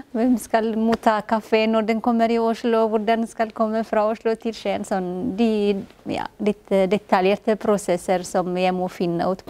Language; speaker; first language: Norwegian; non-native, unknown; Amharic